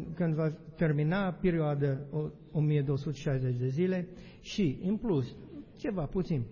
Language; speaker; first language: Romanian; non-native, learner; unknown